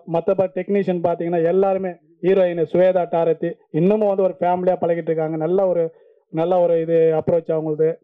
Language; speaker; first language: Tamil; native; Tamil